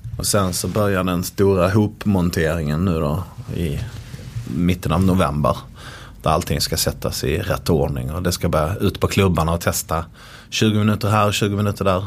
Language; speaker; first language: Swedish; native; Swedish